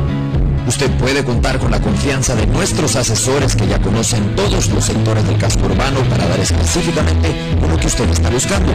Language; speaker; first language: Spanish; native; Spanish